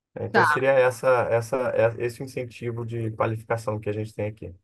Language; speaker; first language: Portuguese; native; Portuguese